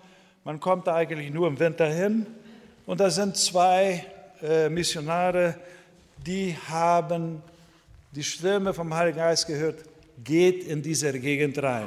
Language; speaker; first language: German; non-native, fluent; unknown